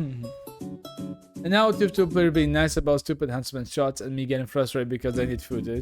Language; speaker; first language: English; non-native, fluent; Portuguese